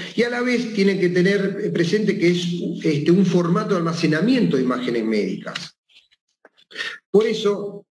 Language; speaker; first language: Spanish; native; Spanish